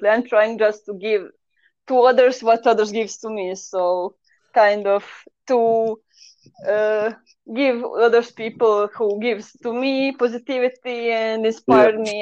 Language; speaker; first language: English; non-native, fluent; Croatian